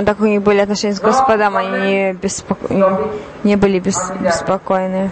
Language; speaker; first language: Russian; non-native, learner; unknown